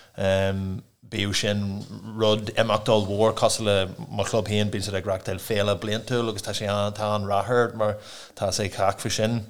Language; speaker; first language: Irish; non-native, local second language; English